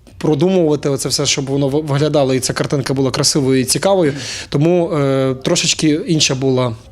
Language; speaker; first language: Ukrainian; native; Ukrainian